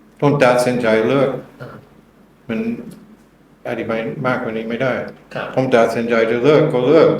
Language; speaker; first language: Thai; non-native, learner; English